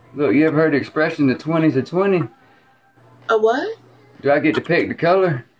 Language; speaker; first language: English; native; English